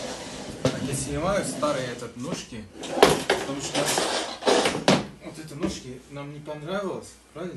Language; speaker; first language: Russian; non-native, learner; Turkish